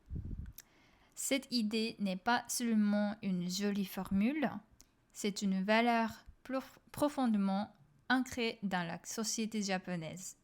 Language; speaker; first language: French; non-native, fluent; Japanese